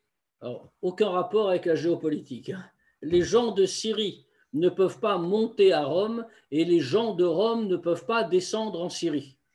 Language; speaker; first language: French; native; French